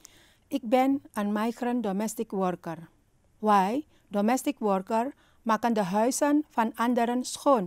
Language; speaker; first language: Dutch; non-native, learner; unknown